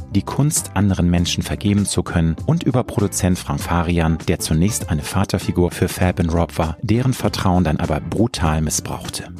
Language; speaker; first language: German; native; German